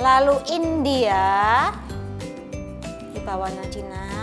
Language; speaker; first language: Indonesian; native; Indonesian